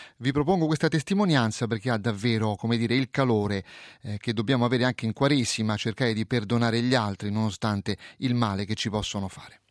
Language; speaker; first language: Italian; native; Italian